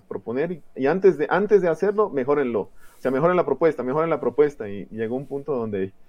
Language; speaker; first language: Spanish; native; Spanish